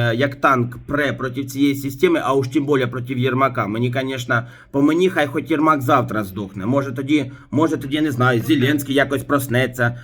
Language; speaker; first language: Ukrainian; native; Ukrainian